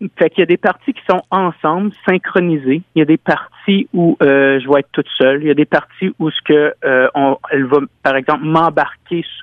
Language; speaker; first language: French; native; French